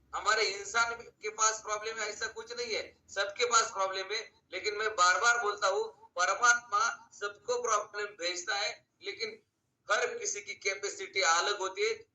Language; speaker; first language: Hindi; non-native, local second language; Marathi